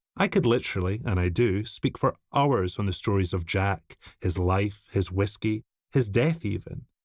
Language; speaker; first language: English; native; English